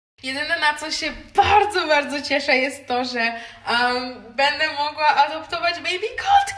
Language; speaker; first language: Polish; early bilingual, heritage; Polish